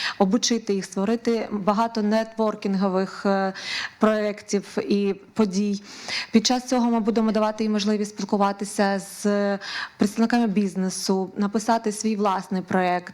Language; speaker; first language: Ukrainian; native; Ukrainian